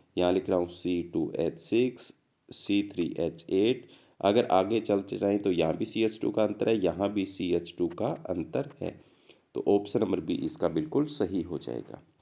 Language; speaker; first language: Hindi; native; Hindi